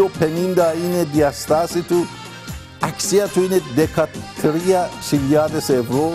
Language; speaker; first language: Greek; non-native, learner; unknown